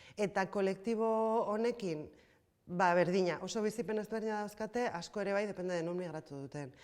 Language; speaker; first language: Basque; native; Basque